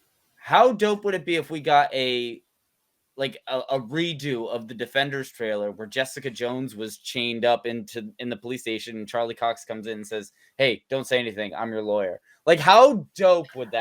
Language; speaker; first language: English; native; English